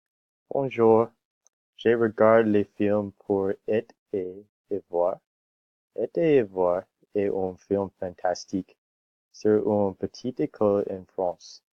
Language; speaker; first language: French; non-native, learner; English